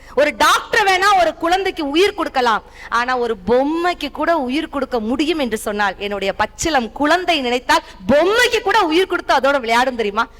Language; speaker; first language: Tamil; native; Tamil